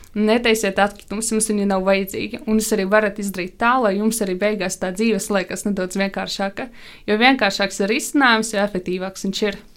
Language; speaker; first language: Latvian; non-native, local second language; Russian